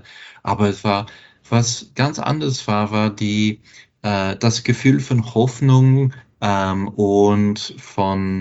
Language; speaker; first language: German; non-native, fluent; English